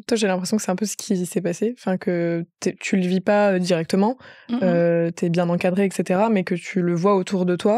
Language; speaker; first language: French; native; French